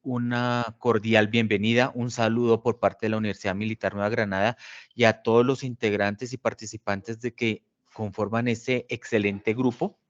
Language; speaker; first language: Spanish; native; Spanish